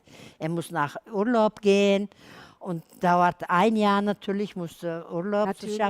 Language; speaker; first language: German; non-native, learner; Turkish